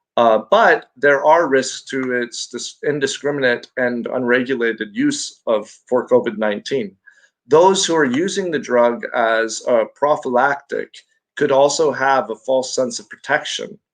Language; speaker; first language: English; non-native, local second language; Filipino